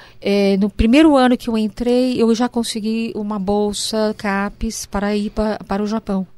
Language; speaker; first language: Portuguese; early bilingual, other home language; Japanese